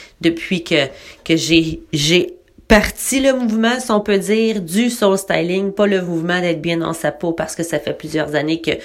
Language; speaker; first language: French; native; French